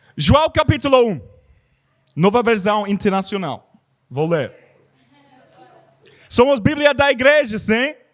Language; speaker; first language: Portuguese; non-native, learner; English